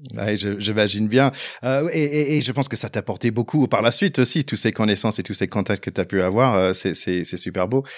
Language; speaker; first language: French; non-native, fluent; English